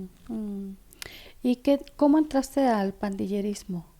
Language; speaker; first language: Spanish; native; Spanish